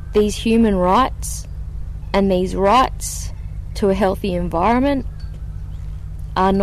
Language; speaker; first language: English; native; English